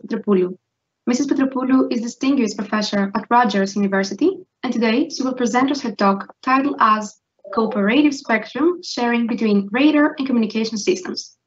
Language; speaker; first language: English; non-native, fluent; Greek